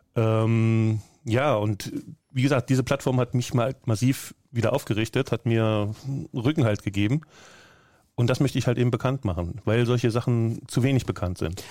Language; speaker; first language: German; native; German